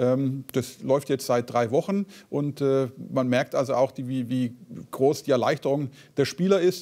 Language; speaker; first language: German; native; German